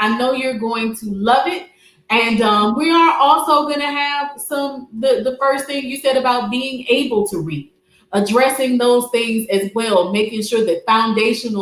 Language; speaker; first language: English; native; English